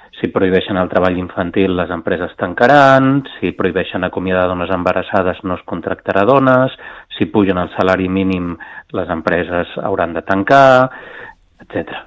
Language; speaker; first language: Catalan; native; Catalan